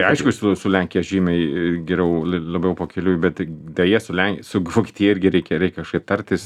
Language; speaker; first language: Lithuanian; non-native, fluent; Swedish